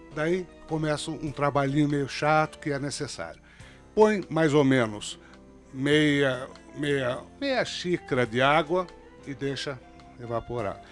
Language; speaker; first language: Portuguese; native; Portuguese